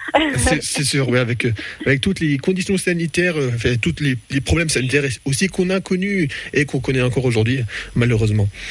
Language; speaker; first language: French; native; French